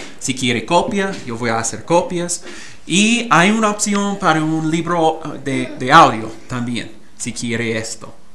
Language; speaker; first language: Spanish; non-native, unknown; English